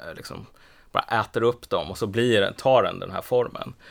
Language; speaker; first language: Swedish; native; Swedish